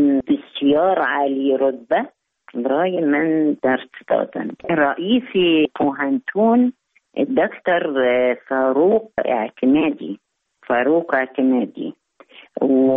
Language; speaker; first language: Persian; non-native, fluent; Arabic